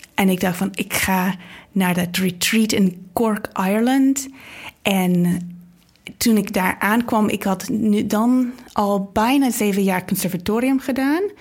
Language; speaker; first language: Dutch; non-native, fluent; English